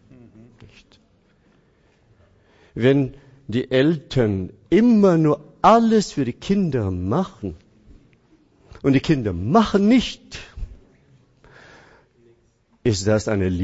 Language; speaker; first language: German; non-native, fluent; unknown